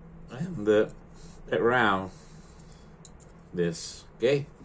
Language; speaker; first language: English; non-native, learner; Italian